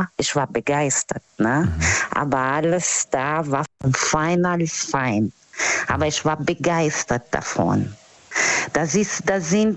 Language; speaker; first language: German; non-native, fluent; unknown